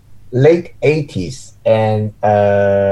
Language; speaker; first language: English; non-native, learner; Japanese